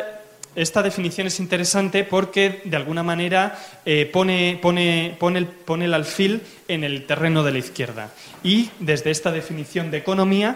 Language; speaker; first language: Spanish; native; Spanish